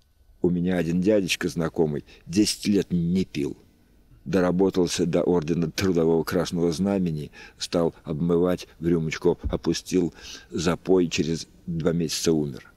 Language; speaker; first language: Russian; native; Russian